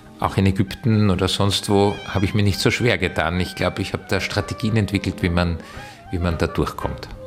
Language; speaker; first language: German; early bilingual, other home language; Turkish